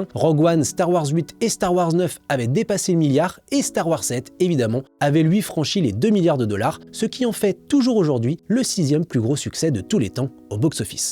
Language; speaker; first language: French; native; French